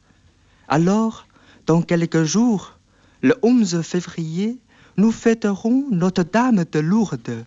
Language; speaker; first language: French; non-native, fluent; Chinese